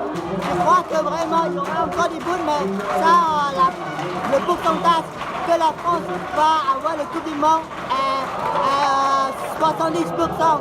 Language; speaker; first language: French; non-native, fluent; Khmer